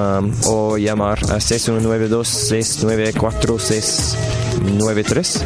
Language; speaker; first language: Spanish; non-native, learner; English